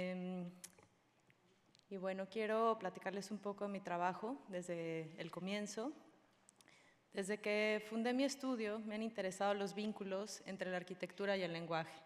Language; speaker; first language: Spanish; native; Spanish